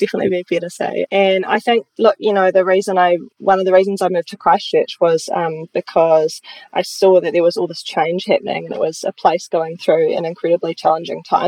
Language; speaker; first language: English; native; English